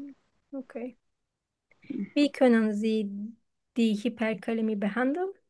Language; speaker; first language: German; non-native, fluent; Turkish